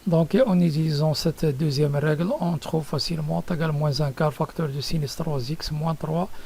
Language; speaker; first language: French; non-native, local second language; Arabic